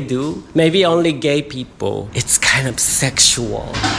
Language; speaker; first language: English; non-native, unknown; Japanese